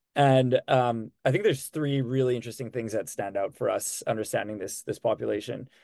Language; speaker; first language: English; non-native, fluent; French